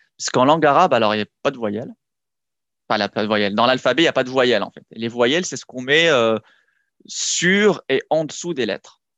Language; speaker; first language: French; non-native, local second language; Arabic